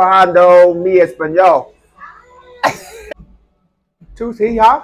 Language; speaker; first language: Spanish; non-native, learner; English